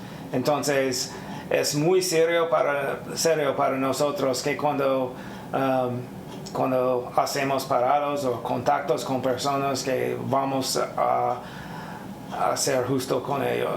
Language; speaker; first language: Spanish; non-native, learner; English